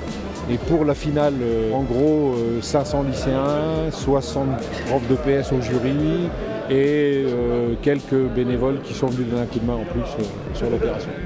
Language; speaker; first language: French; native; French